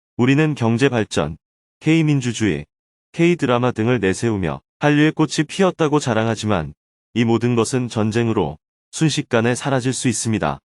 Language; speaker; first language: Korean; native; Korean